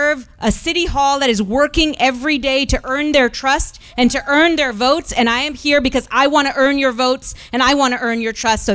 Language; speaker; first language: English; early bilingual, other home language; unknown